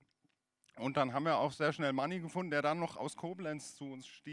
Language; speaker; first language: German; native; German